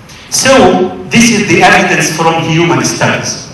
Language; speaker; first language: English; non-native, fluent; Arabic